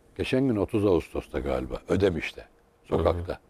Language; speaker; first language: Turkish; native; Turkish